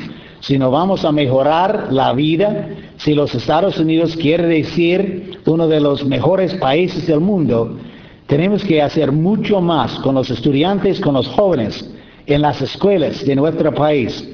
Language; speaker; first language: Spanish; non-native, fluent; English